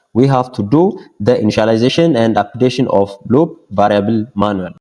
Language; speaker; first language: English; non-native, local second language; Amharic